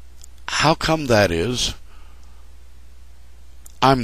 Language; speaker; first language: English; native; English